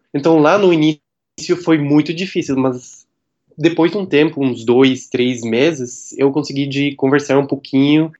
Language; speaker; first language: Portuguese; non-native, fluent; Dutch